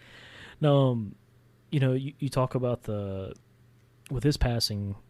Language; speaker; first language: English; native; English